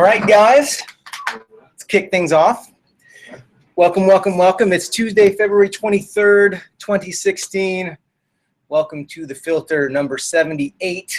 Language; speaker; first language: English; native; English